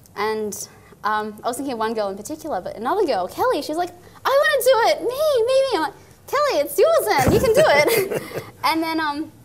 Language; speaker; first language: English; native; English